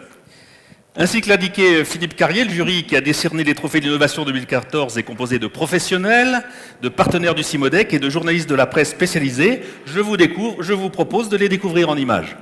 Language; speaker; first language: French; native; French